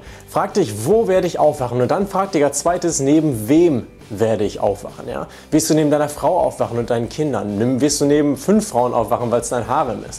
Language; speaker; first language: German; native; German